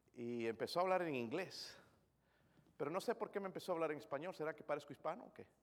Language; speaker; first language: Spanish; native; Spanish